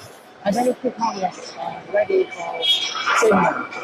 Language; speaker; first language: English; non-native, learner; Chinese